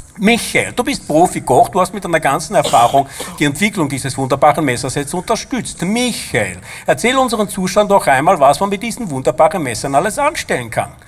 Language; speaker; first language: German; native; German